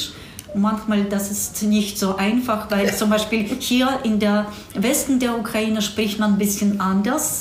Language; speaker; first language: German; non-native, fluent; Russian